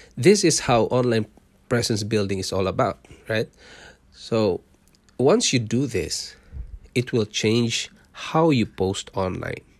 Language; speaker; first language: English; non-native, local second language; Cebuano